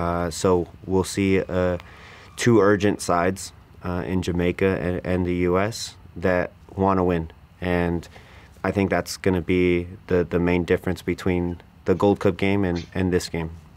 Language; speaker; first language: English; early bilingual, other home language; Spanish